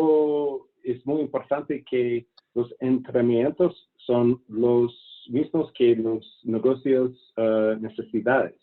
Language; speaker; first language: Spanish; non-native, fluent; English